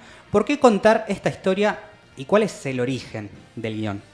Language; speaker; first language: Spanish; native; Spanish